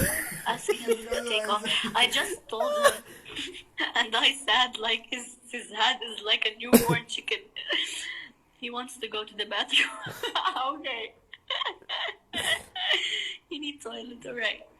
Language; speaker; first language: English; non-native, fluent; Somali